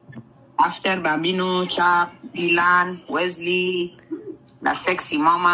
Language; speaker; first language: English; non-native, learner; Spanish